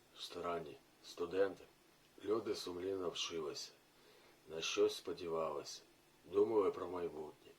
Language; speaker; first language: Ukrainian; non-native, local second language; Russian